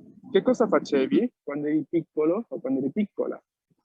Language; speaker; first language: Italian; non-native, fluent; Spanish